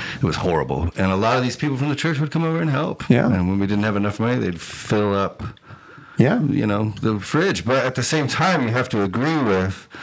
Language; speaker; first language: English; native; English